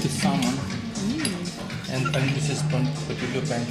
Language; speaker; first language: English; non-native, fluent; Lithuanian